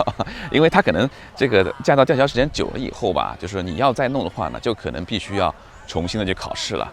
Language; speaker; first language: Chinese; native; Chinese